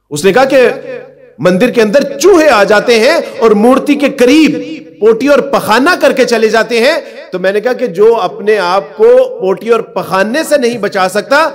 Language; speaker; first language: Urdu; non-native, local second language; Punjabi